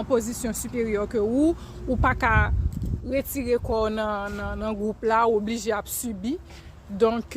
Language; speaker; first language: French; non-native, learner; Haitian Creole